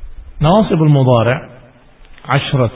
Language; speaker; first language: Arabic; non-native, fluent; Indonesian